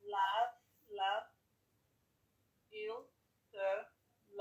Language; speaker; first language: French; non-native, learner; English